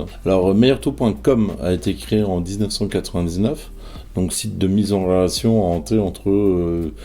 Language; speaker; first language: French; native; French